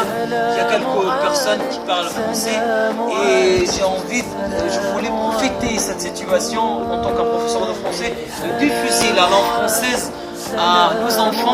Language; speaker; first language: French; non-native, fluent; Arabic